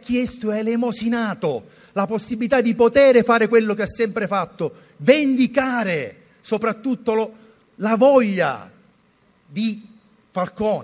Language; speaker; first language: Italian; native; Italian